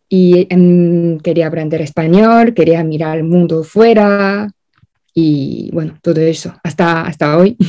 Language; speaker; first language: Spanish; non-native, fluent; Chinese